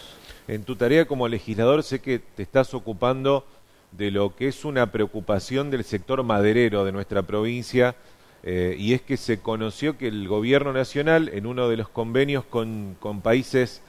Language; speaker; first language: Spanish; native; Spanish